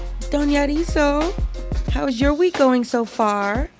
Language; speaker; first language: English; native; English